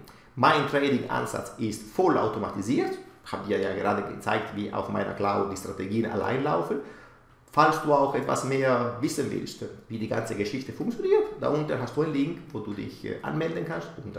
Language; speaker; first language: German; non-native, fluent; Italian